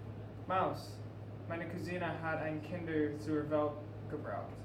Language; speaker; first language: German; non-native, learner; English